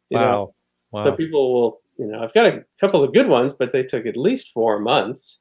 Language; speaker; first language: English; native; English